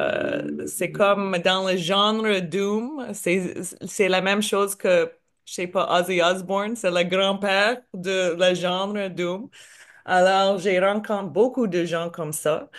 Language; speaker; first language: French; non-native, learner; English